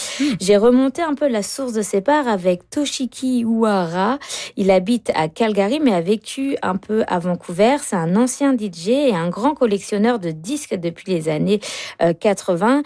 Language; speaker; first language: French; native; French